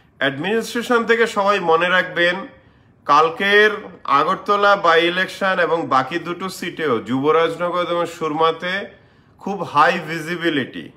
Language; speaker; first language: Bangla; native; Bangla